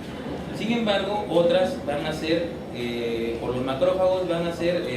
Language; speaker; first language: Spanish; native; Spanish